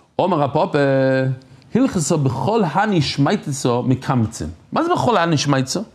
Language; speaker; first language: Hebrew; non-native, fluent; English